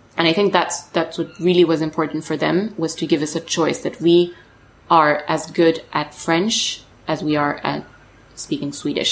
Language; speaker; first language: English; non-native, fluent; French